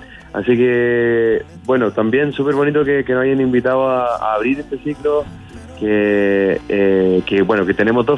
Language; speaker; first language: Spanish; native; Spanish